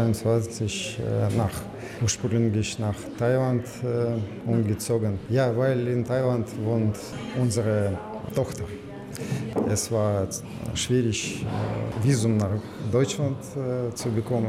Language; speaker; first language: German; non-native, learner; Russian